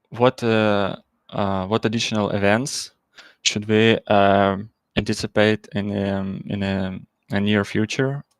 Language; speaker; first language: English; non-native, learner; Russian